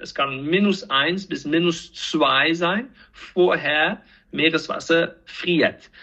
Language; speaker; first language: German; non-native, fluent; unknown